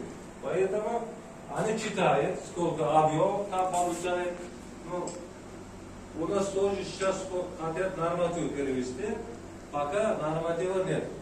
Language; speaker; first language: Russian; non-native, local second language; Uzbek